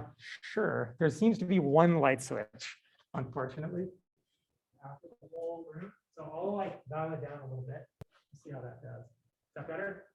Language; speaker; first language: English; native; English